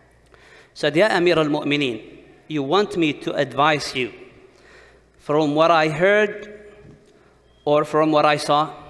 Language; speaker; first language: English; non-native, fluent; Arabic